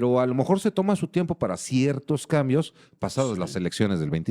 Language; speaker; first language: Spanish; native; Spanish